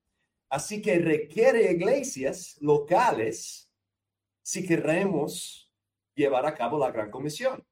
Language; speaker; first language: Spanish; non-native, fluent; English